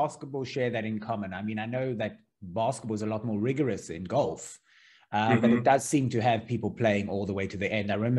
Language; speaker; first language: English; native; English